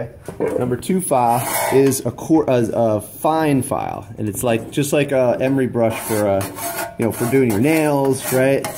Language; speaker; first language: English; native; English